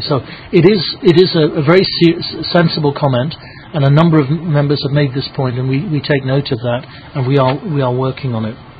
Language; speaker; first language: English; native; English